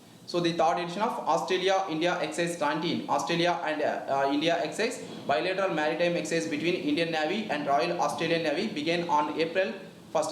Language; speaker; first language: English; non-native, local second language; Telugu